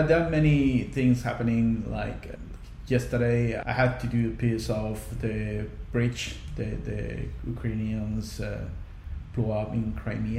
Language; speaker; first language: English; non-native, fluent; Spanish